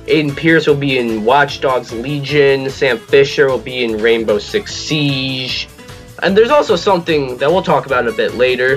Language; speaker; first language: English; native; English